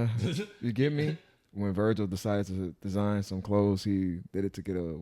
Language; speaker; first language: English; native; English